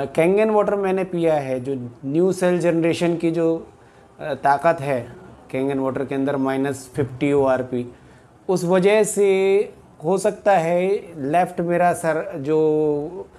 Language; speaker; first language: Hindi; native; Hindi